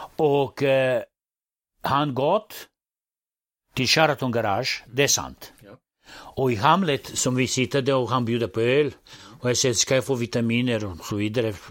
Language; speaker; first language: Swedish; non-native, fluent; Serbian